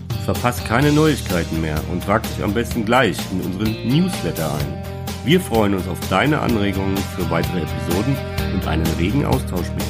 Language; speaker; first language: German; native; German